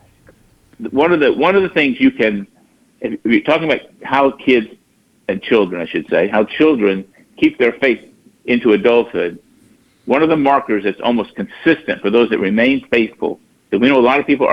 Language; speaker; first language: English; native; English